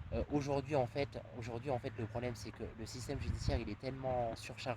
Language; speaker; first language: French; native; French